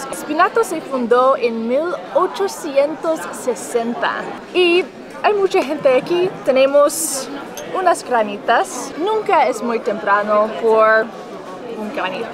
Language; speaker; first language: Spanish; non-native, fluent; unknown